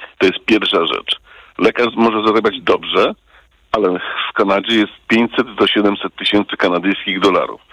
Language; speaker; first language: Polish; early bilingual, heritage; Polish